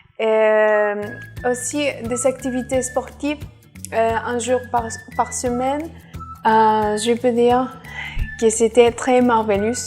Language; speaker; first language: French; non-native, learner; Spanish